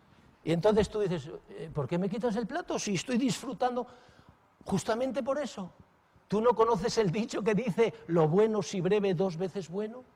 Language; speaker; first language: Spanish; native; Spanish